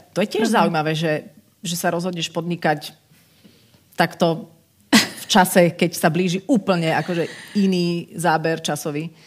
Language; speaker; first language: Slovak; native; Slovak